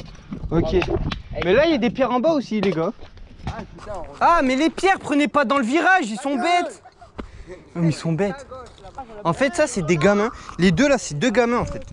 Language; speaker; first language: French; native; French